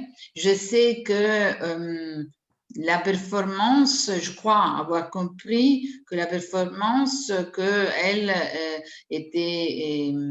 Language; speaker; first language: French; non-native, fluent; Italian